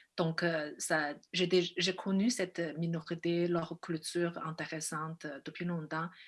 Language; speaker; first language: French; non-native, fluent; Chinese